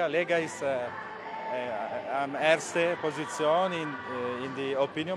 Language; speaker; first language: German; non-native, learner; Italian